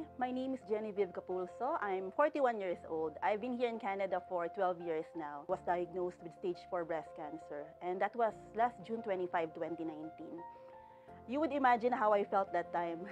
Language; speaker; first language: English; non-native, local second language; Filipino